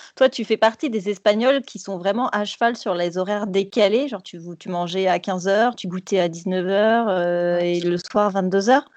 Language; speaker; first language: French; native; French